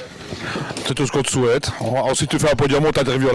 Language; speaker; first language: French; native; French